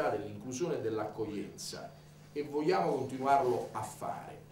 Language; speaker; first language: Italian; native; Italian